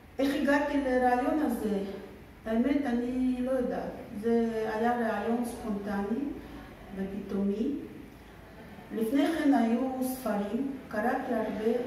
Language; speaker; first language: Hebrew; non-native, fluent; Russian